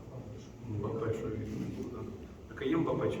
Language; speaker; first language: Ukrainian; native; Ukrainian